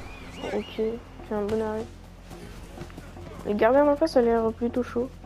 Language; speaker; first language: French; native; French